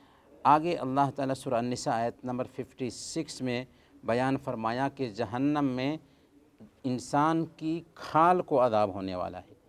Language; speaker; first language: Urdu; native; Urdu